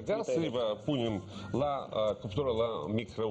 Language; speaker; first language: Romanian; non-native, learner; Russian